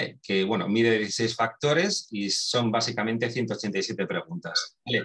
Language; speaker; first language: Spanish; native; Spanish